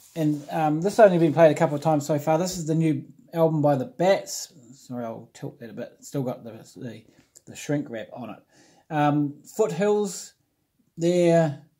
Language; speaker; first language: English; native; English